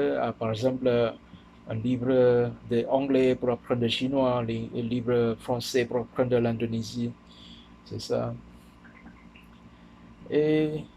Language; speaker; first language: French; non-native, learner; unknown